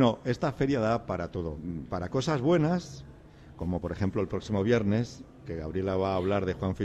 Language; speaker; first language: Spanish; native; Spanish